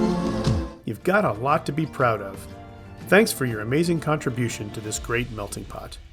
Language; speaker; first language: English; native; English